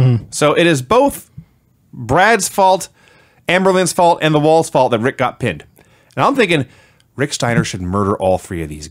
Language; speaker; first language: English; native; English